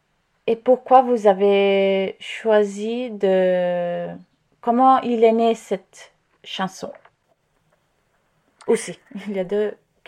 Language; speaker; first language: French; non-native, learner; Italian